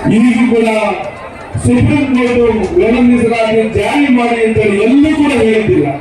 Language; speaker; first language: Kannada; non-native, local second language; Lambadi